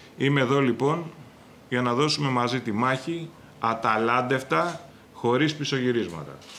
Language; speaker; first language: Greek; native; Greek